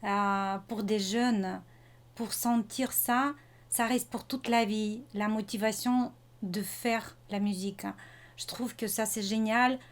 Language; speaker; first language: French; non-native, fluent; Russian